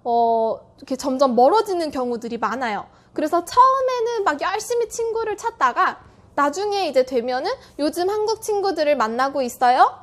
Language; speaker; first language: Korean; native; Korean